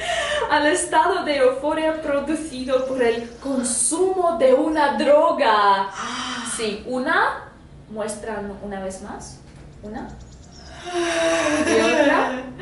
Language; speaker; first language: Spanish; non-native, fluent; Russian